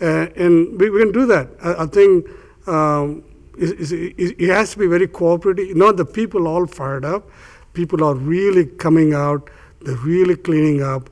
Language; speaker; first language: English; non-native, fluent; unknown